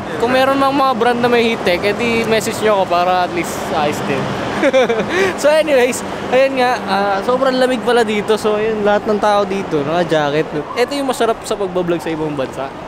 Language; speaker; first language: Filipino; native; Filipino